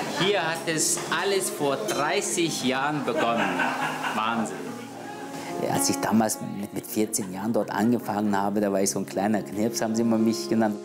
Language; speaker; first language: German; early bilingual, other home language; Turkish